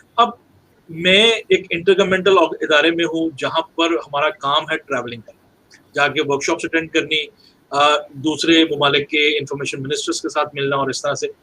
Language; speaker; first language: Urdu; native; Urdu